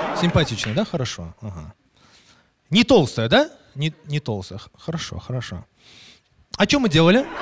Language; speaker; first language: Russian; native; Russian